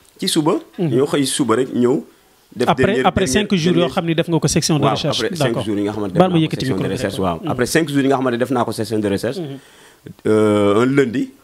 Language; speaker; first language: Wolof; non-native, local second language; Jola-Fonyi